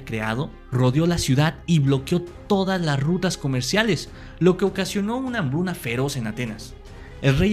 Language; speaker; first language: Spanish; native; Spanish